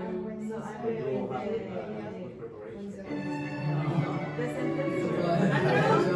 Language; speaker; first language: English; non-native, learner; Portuguese